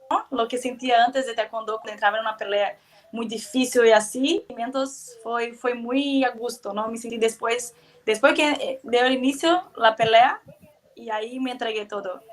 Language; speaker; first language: Spanish; non-native, learner; Portuguese